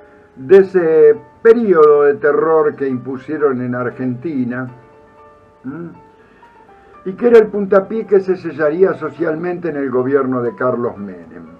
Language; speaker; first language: Spanish; native; Spanish